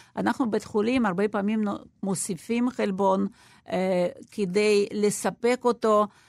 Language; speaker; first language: Hebrew; non-native, fluent; Russian